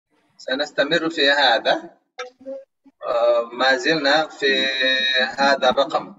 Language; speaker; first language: Arabic; non-native, fluent; Indonesian